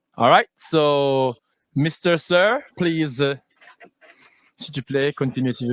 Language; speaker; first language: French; non-native, learner; English